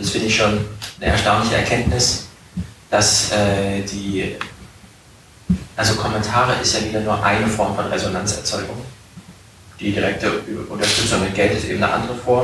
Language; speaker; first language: German; native; German